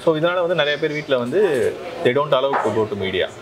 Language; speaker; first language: Tamil; native; Tamil